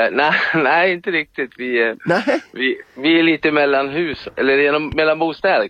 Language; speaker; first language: Swedish; native; Swedish